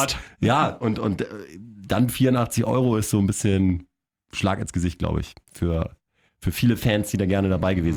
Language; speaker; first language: German; native; German